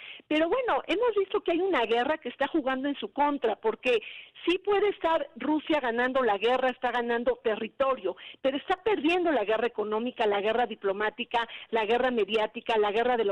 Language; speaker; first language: Spanish; native; Spanish